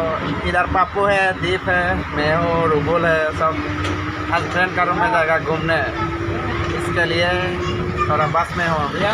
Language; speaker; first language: Hindi; non-native, local second language; Assamese